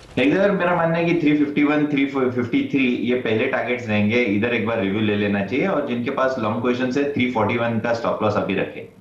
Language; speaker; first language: Hindi; non-native, local second language; Marathi